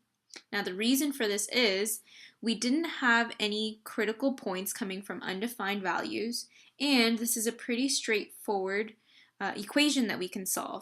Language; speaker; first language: English; native; English